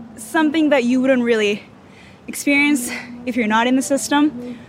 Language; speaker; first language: English; non-native, fluent; Japanese